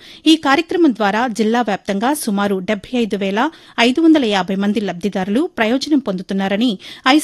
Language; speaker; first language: Telugu; native; Telugu